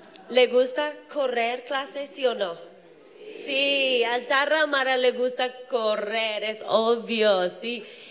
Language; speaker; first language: Spanish; non-native, fluent; English